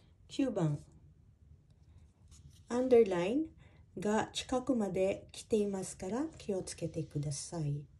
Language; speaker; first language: Japanese; non-native, fluent; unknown